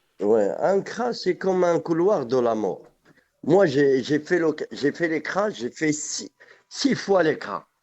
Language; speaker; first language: French; non-native, local second language; Arabic